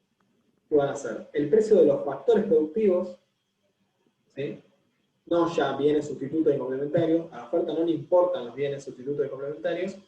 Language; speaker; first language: Spanish; native; Spanish